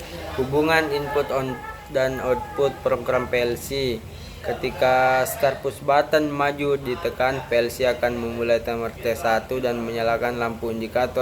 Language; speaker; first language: Indonesian; native; Indonesian